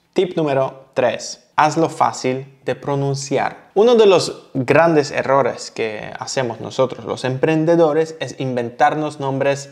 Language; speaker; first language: Spanish; non-native, fluent; Polish